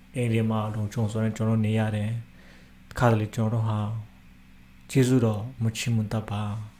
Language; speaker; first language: Burmese; non-native, local second language; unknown